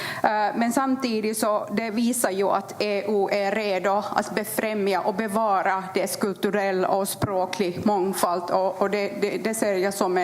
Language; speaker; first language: Swedish; non-native, fluent; Kurdish